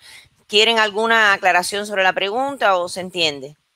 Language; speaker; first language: Spanish; native; Spanish